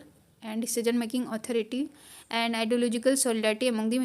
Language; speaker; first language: English; non-native, local second language; Hindi